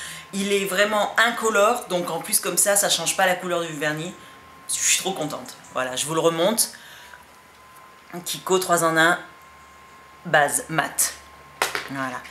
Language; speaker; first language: French; native; French